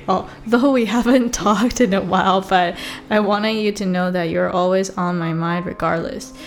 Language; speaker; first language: English; early bilingual, other home language; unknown